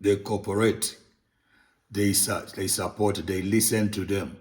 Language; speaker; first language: English; non-native, local second language; Swahili